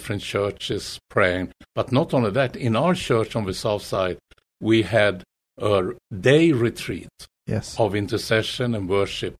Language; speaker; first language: English; non-native, fluent; Swedish